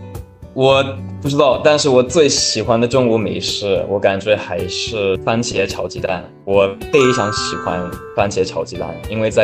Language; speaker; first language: Chinese; non-native, fluent; English